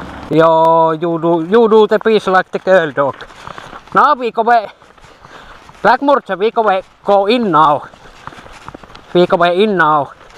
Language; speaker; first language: English; non-native, learner; Finnish